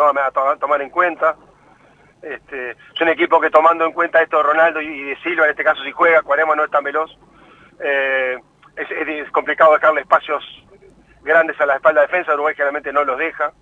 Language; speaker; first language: Spanish; native; Spanish